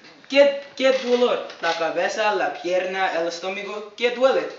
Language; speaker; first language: Spanish; non-native, learner; English